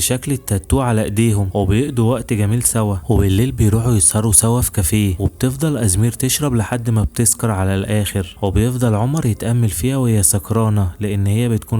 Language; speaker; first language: Arabic; native; Arabic